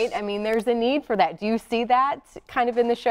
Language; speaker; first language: English; native; English